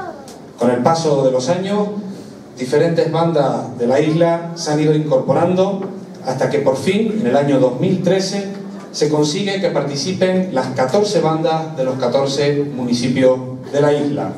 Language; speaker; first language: Spanish; native; Spanish